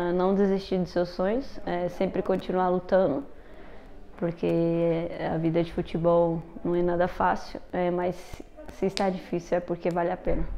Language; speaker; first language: Portuguese; native; Portuguese